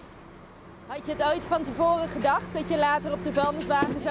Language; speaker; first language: Dutch; native; Dutch